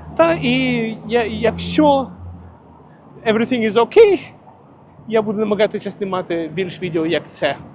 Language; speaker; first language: Ukrainian; non-native, local second language; Russian